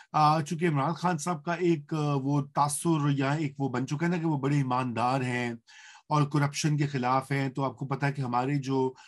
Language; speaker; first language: Urdu; native; Urdu